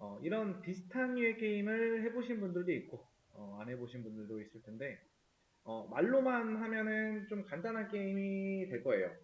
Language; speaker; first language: Korean; native; Korean